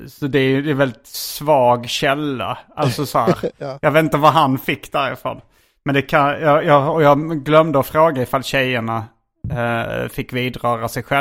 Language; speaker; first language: Swedish; native; Swedish